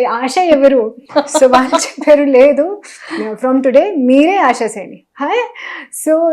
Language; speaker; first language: Telugu; non-native, local second language; Hindi